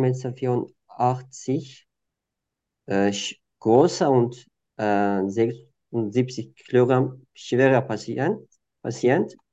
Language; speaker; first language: German; non-native, fluent; Turkish